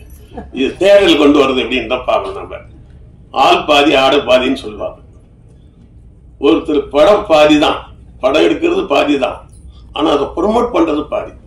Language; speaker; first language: Tamil; native; Tamil